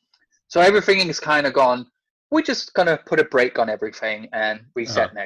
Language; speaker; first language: English; non-native, fluent; Danish